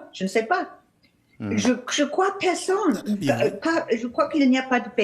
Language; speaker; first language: French; non-native, fluent; English